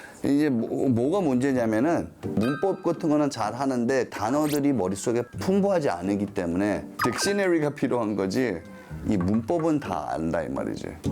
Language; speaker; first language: Korean; early bilingual, heritage; Korean